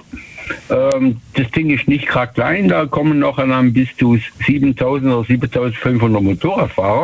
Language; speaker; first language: German; native; German